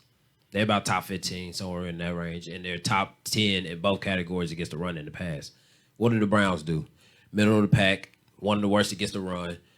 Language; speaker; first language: English; native; English